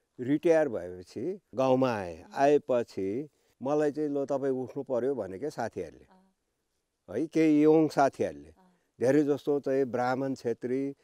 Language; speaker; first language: Nepali; non-native, local second language; Gurung